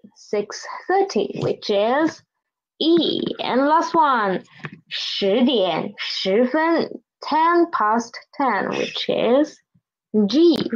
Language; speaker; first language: English; non-native, fluent; Chinese